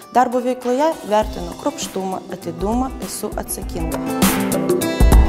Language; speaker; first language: Lithuanian; non-native, local second language; Russian